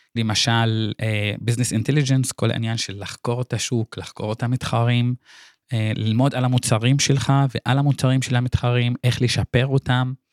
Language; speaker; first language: Hebrew; non-native, local second language; Arabic